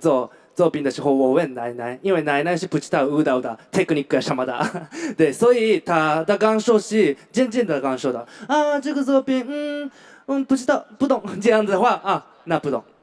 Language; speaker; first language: Chinese; non-native, learner; Japanese